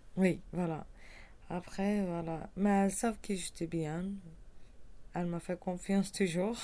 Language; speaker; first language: French; non-native, learner; Kurdish